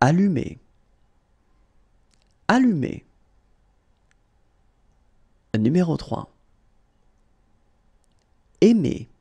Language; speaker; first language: French; native; French